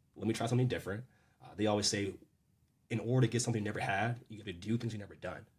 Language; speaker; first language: English; native; English